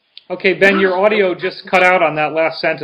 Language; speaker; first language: English; native; English